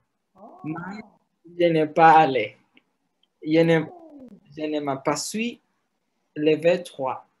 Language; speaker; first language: French; non-native, learner; Spanish